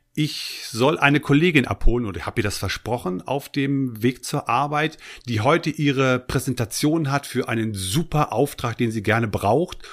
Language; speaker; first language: German; native; German